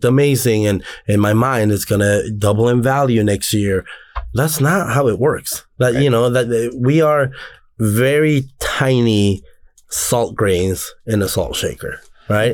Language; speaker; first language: English; native; English